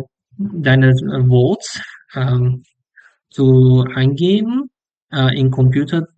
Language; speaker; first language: German; non-native, learner; English